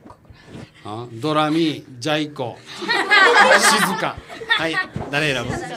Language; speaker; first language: Japanese; native; Japanese